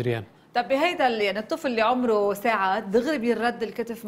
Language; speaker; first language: Arabic; native; Arabic